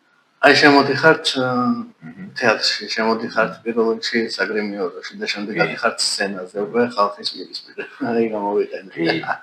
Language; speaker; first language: Georgian; native; Georgian